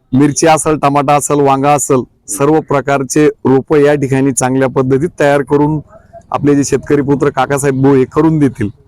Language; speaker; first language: Marathi; native; Marathi